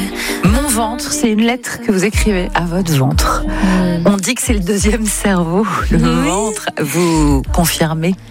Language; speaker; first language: French; native; French